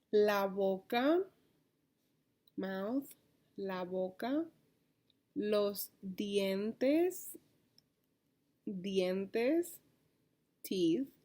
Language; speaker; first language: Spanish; early bilingual, heritage; Spanish